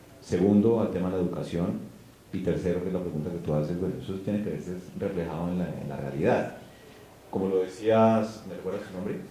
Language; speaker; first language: Spanish; native; Spanish